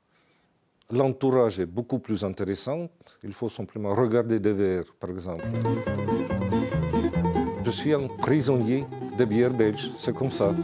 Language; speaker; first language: French; non-native, fluent; Russian